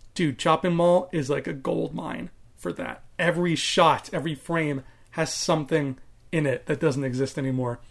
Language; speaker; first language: English; native; English